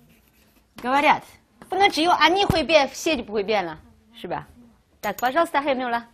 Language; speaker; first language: Russian; non-native, fluent; Chinese